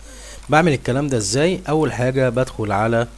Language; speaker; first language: Arabic; native; Arabic